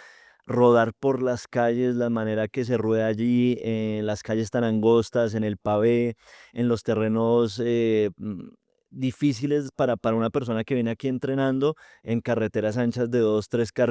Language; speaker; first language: Spanish; native; Spanish